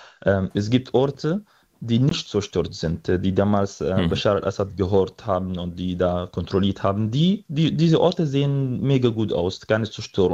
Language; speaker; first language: German; non-native, fluent; Arabic